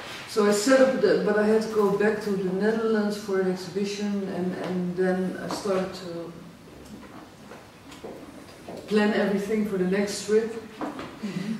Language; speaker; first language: English; non-native, fluent; Dutch